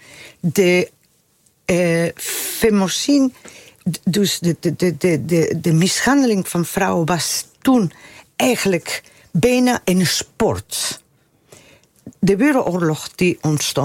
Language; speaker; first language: Dutch; non-native, fluent; Spanish